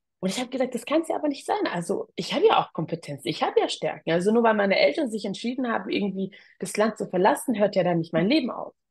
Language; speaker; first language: German; early bilingual, other home language; Tigrinya